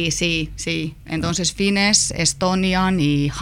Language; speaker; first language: Spanish; non-native, learner; Finnish